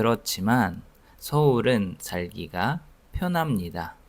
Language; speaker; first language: Korean; non-native, fluent; Russian